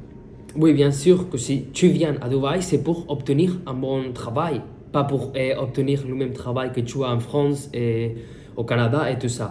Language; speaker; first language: French; non-native, fluent; Spanish